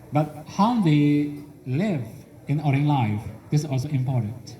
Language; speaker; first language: English; non-native, fluent; Burmese